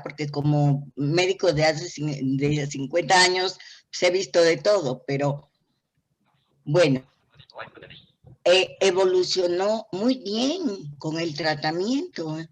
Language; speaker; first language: Spanish; native; Spanish